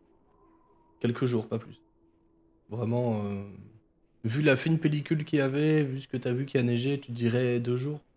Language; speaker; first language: French; native; French